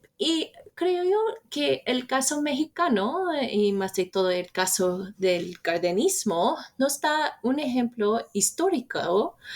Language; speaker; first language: Spanish; non-native, fluent; English